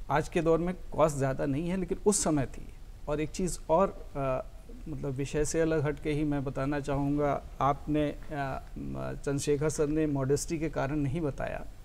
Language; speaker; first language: Hindi; native; Hindi